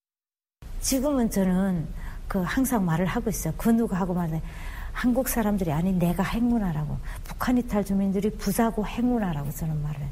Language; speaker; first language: Korean; native; Korean